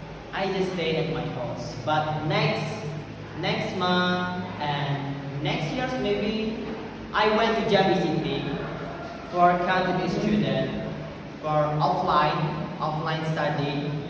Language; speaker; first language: English; non-native, learner; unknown